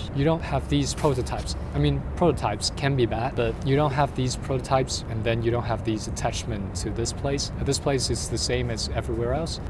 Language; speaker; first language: English; non-native, fluent; Chinese